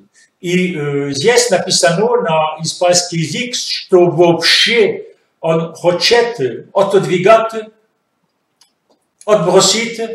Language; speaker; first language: Russian; non-native, fluent; French